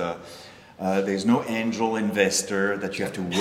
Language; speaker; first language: English; non-native, fluent; French